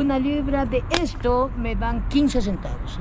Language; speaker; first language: Spanish; native; Spanish